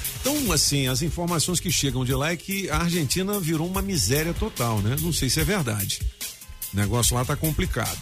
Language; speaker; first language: Portuguese; native; Portuguese